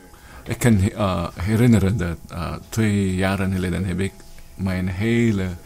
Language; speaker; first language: Dutch; non-native, learner; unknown